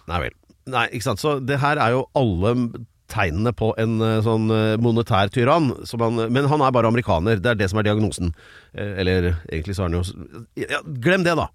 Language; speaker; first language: Norwegian; native; Norwegian